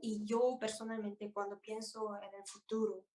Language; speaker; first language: Spanish; non-native, fluent; Korean